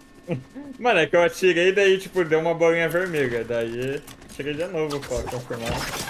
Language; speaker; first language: Portuguese; native; Portuguese